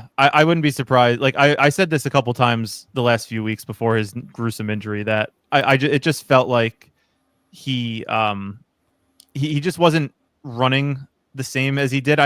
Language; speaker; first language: English; native; English